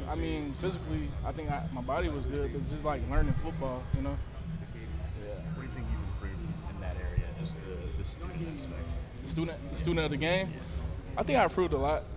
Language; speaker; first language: English; native; English